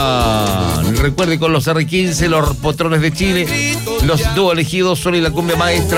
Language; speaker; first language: Spanish; native; Spanish